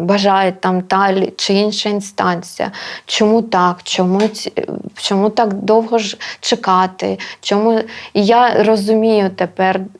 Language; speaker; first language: Ukrainian; non-native, local second language; Russian